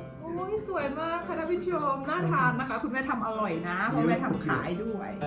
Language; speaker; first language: Thai; native; Thai